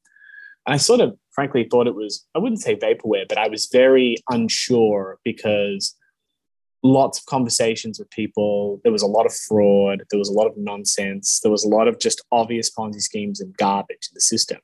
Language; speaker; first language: English; native; English